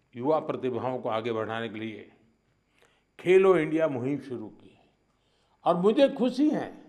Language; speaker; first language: Hindi; non-native, local second language; Gujarati